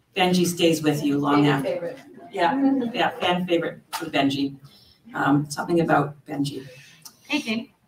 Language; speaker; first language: English; native; English